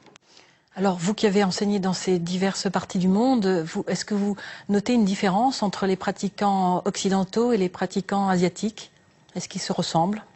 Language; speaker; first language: French; native; French